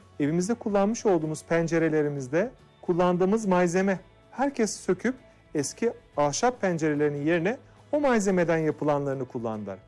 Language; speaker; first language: Turkish; native; Turkish